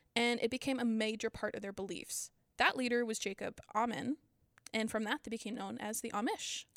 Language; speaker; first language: English; native; English